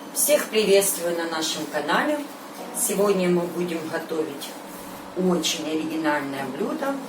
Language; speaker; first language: Russian; non-native, local second language; Ukrainian